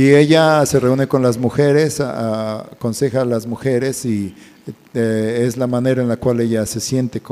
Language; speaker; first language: Spanish; native; Spanish